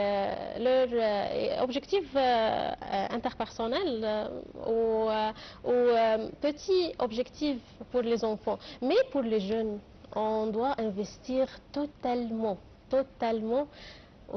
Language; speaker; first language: French; non-native, fluent; Arabic